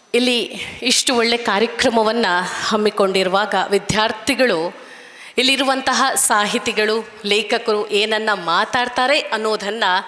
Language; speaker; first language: Kannada; native; Kannada